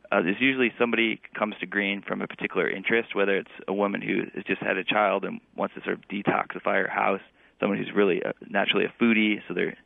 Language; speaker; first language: English; native; English